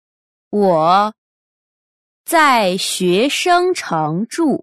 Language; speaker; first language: Chinese; non-native, learner; Russian